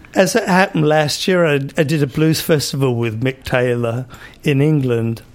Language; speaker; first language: English; native; English